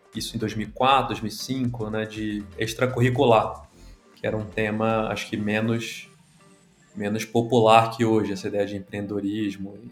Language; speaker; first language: Portuguese; native; Portuguese